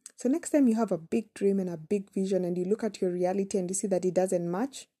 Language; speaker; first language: English; non-native, local second language; Kamba